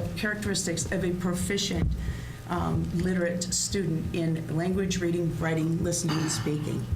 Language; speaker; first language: English; native; English